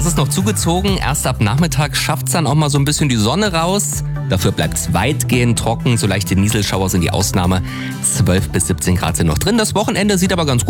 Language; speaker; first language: German; native; German